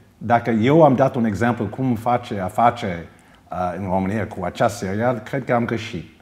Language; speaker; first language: Romanian; early bilingual, heritage; Romanian